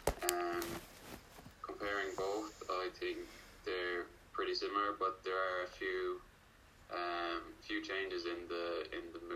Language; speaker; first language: English; native; English